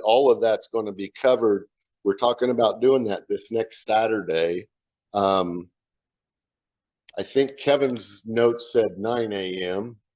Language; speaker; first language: English; native; English